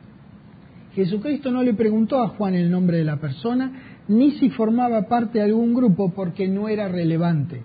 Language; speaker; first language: Spanish; native; Spanish